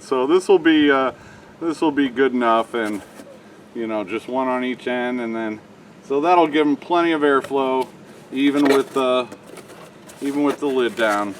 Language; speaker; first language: English; native; English